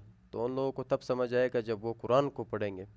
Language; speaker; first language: Hindi; native; Hindi